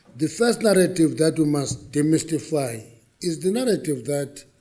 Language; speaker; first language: English; non-native, local second language; Xhosa